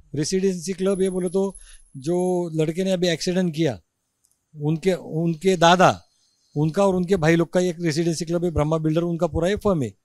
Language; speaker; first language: Hindi; non-native, local second language; Marathi